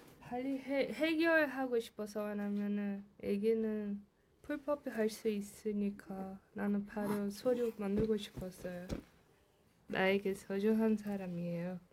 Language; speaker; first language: Korean; non-native, learner; Portuguese